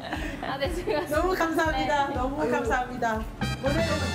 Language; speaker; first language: Korean; non-native, learner; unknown